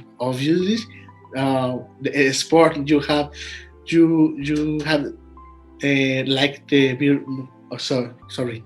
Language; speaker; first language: English; non-native, learner; Spanish